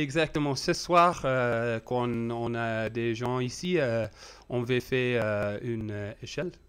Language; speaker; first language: French; non-native, learner; English